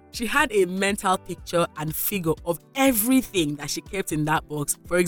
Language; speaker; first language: English; non-native, local second language; Yoruba